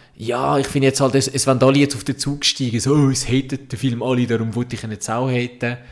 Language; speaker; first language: German; native; German